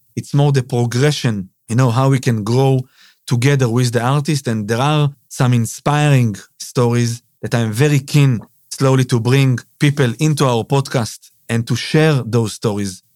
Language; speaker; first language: English; non-native, fluent; Hebrew